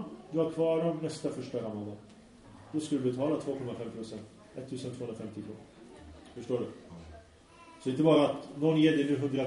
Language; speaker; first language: Swedish; early bilingual, other home language; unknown